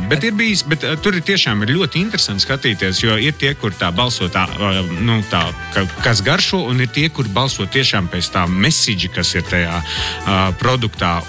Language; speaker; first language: Latvian; non-native, local second language; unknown